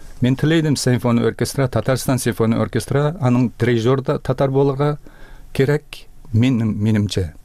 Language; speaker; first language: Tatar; early bilingual, heritage; Tatar